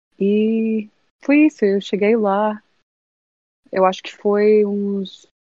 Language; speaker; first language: Portuguese; non-native, fluent; English